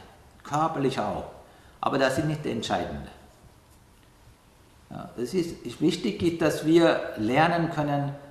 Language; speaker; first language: German; non-native, fluent; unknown